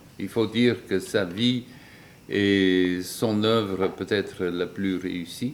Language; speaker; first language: French; non-native, fluent; Bulgarian